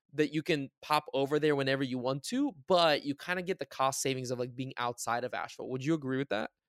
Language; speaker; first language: English; native; English